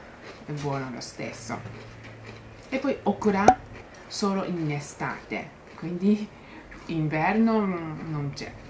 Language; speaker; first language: Italian; non-native, learner; Japanese